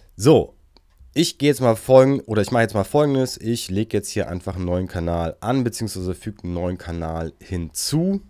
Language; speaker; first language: German; native; German